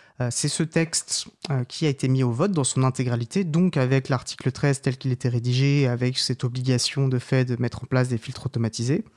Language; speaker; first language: French; native; French